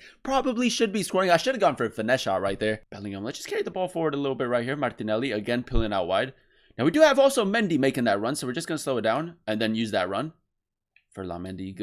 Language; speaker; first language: English; native; English